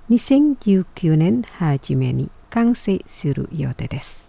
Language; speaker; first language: Japanese; non-native, fluent; Indonesian